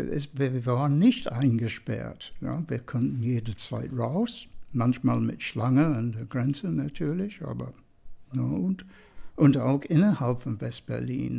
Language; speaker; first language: German; non-native, fluent; English